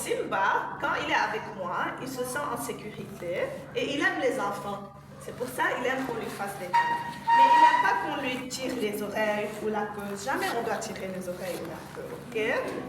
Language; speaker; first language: French; non-native, local second language; Arabic